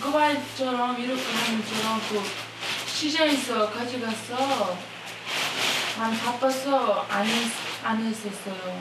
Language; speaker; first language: Korean; non-native, learner; Uzbek